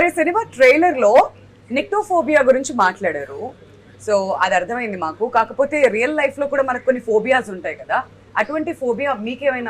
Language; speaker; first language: Telugu; native; Telugu